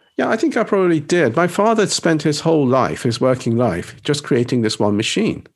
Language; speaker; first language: English; native; English